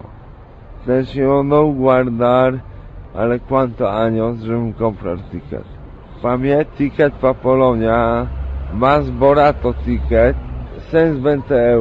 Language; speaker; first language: Spanish; non-native, learner; Polish